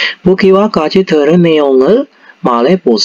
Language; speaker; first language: Korean; non-native, learner; Indonesian